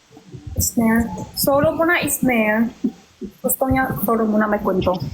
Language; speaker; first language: Filipino; non-native, learner; Chinese